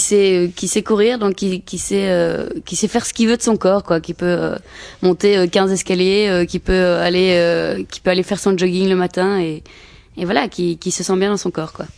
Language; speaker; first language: French; native; French